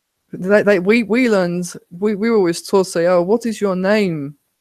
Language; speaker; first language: English; native; English